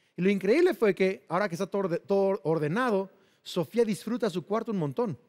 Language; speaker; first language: Spanish; native; Spanish